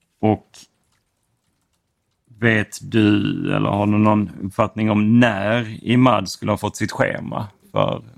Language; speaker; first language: Swedish; native; Swedish